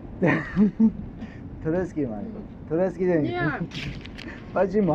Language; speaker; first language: Russian; non-native, learner; Turkish